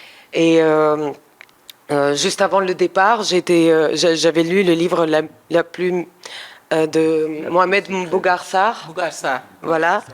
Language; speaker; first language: French; non-native, fluent; Russian